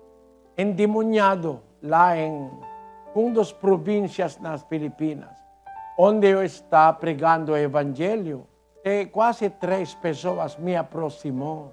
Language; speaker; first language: Portuguese; non-native, learner; Filipino